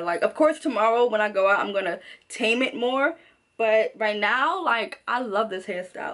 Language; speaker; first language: English; native; English